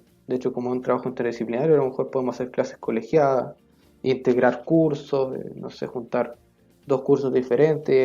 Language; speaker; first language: Spanish; native; Spanish